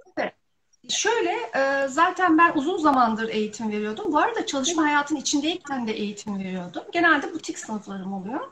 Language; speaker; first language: Turkish; early bilingual, heritage; Turkish